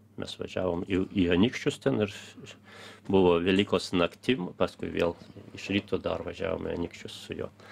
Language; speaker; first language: Lithuanian; early bilingual, heritage; Lithuanian